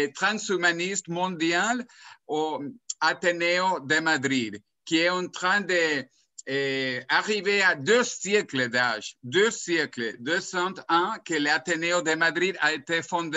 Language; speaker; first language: French; non-native, fluent; Spanish